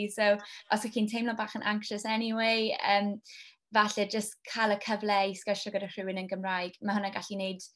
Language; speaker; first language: Welsh; non-native, local second language; English